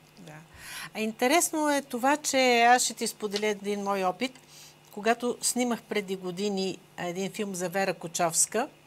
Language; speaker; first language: Bulgarian; native; Bulgarian